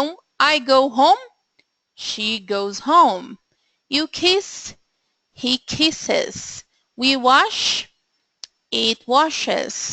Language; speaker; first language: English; non-native, fluent; Portuguese